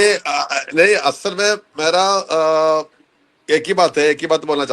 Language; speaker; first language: Hindi; non-native, local second language; Malayalam